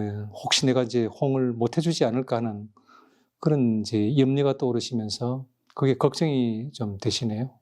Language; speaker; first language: Korean; native; Korean